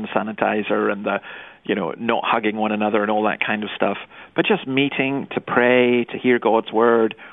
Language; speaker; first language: English; native; English